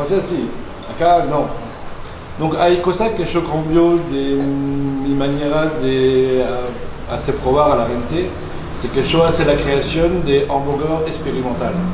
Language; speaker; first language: Spanish; non-native, learner; French